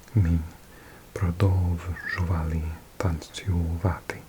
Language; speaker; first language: Ukrainian; non-native, learner; English